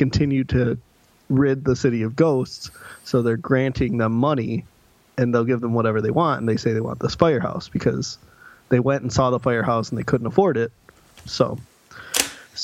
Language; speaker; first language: English; native; English